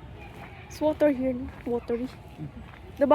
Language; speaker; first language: English; non-native, local second language; Filipino